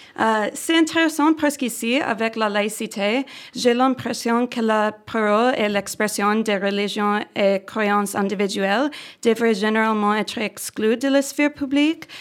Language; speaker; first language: French; non-native, fluent; English